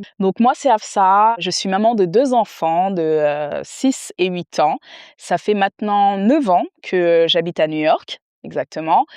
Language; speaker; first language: French; early bilingual, other home language; Wolof